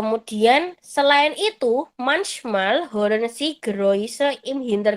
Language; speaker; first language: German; non-native, fluent; Indonesian